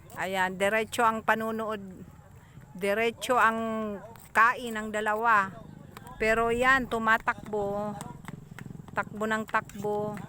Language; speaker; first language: Filipino; native; Filipino